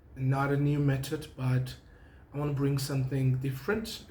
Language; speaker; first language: English; non-native, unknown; Persian